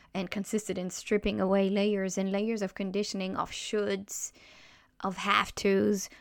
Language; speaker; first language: English; non-native, fluent; German